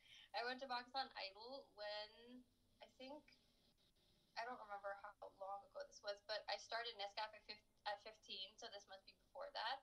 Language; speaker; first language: English; non-native, local second language; Urdu